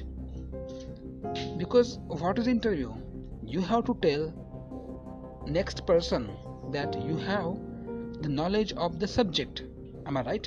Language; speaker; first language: English; non-native, local second language; Marathi